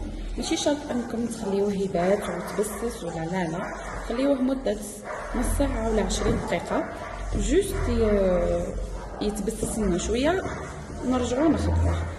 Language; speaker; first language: Arabic; native; Arabic